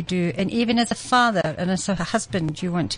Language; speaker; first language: English; native; English